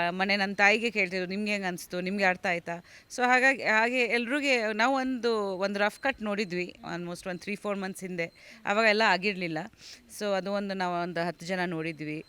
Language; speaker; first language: Kannada; non-native, fluent; Bangla